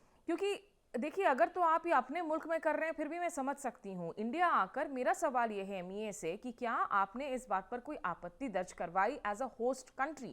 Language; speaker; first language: Hindi; native; Hindi